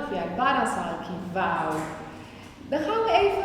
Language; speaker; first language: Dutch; non-native, fluent; Urdu